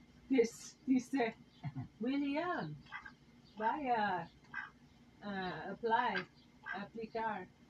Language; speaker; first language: Spanish; non-native, learner; English